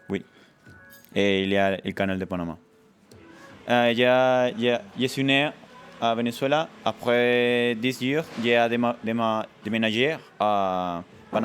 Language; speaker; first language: French; non-native, learner; Spanish